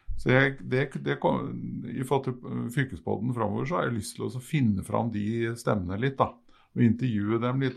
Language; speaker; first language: Norwegian; native; Norwegian